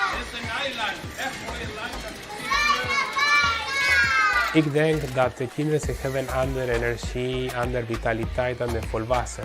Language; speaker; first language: Dutch; non-native, learner; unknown